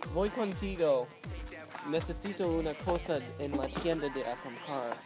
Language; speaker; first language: Spanish; non-native, learner; English